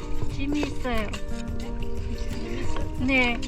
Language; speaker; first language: Korean; non-native, learner; Filipino